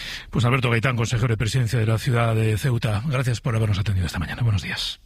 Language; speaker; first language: Spanish; native; Spanish